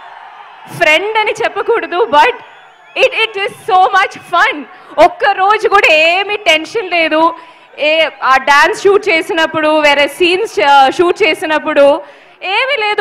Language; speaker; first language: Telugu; non-native, learner; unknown